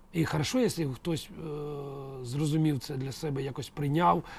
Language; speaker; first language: Ukrainian; native; Ukrainian